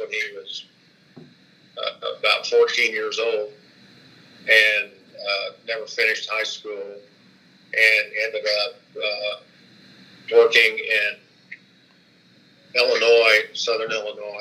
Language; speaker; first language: English; native; English